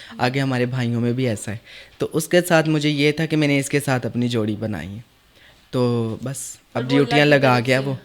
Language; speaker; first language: Urdu; non-native, local second language; Punjabi